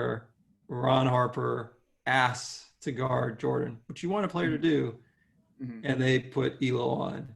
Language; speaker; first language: English; native; English